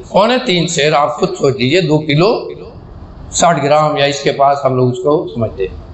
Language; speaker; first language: Urdu; native; Urdu